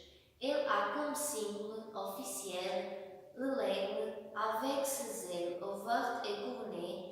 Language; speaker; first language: French; non-native, learner; Portuguese